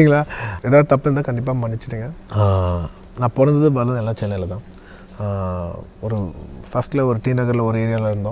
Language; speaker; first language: Tamil; non-native, local second language; Telugu